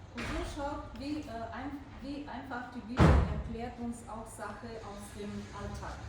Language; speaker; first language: German; non-native, fluent; Bulgarian